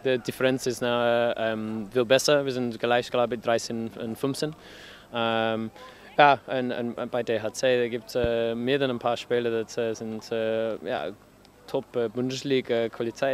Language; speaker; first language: German; non-native, fluent; English